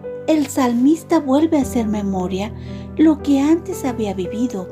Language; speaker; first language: Spanish; native; Spanish